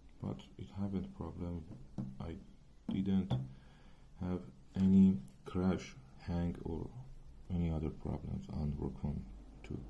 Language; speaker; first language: English; non-native, learner; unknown